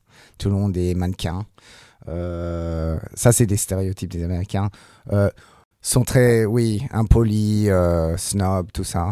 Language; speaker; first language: French; non-native, fluent; English